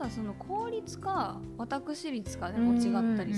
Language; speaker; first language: Japanese; native; Japanese